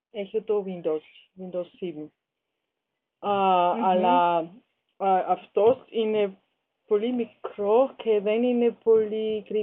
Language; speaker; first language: Greek; non-native, learner; German